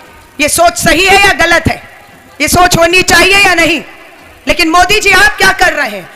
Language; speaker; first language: Hindi; native; Hindi